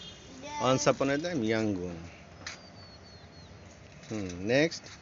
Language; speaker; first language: English; non-native, learner; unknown